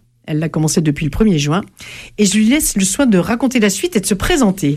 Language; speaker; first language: French; native; French